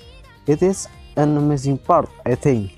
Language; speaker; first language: English; non-native, learner; Indonesian